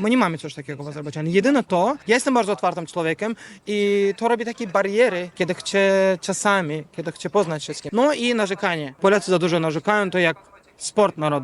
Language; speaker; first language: Polish; non-native, fluent; Azerbaijani